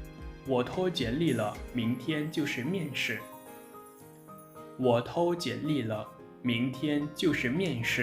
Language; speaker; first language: Chinese; non-native, fluent; Lao